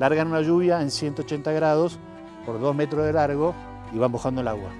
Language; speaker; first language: Spanish; native; Spanish